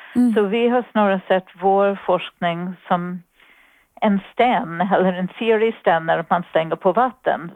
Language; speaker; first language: Swedish; non-native, fluent; English